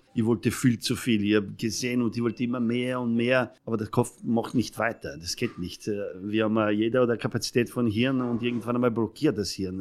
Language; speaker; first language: German; non-native, fluent; Serbian